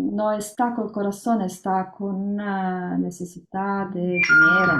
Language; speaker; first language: Spanish; non-native, learner; Italian